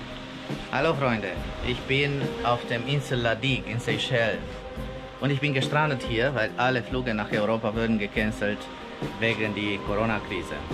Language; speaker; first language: German; non-native, fluent; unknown